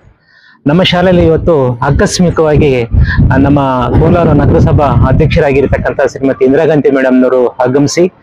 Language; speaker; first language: Kannada; native; Kannada